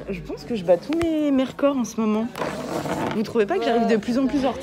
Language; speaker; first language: French; native; French